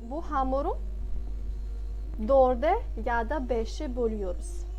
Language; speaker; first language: Turkish; non-native, fluent; Bosnian